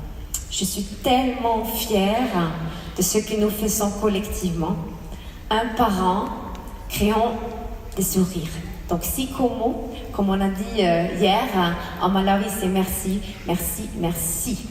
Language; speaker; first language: French; non-native, fluent; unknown